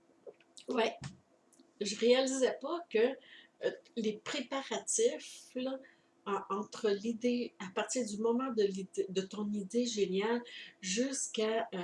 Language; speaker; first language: French; native; French